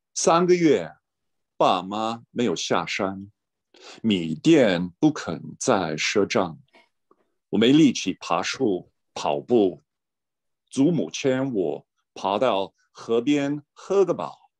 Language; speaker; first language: Chinese; non-native, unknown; English